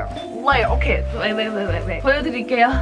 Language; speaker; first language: Korean; non-native, learner; English